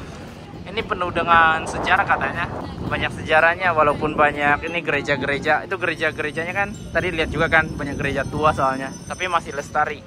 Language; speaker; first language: Indonesian; native; Indonesian